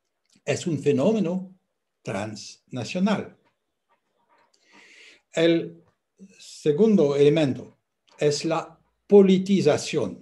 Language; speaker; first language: Spanish; non-native, fluent; French